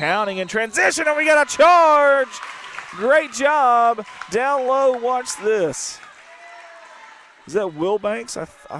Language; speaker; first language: English; native; English